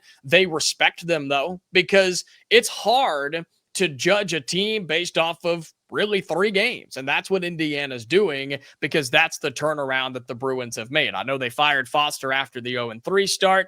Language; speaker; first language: English; native; English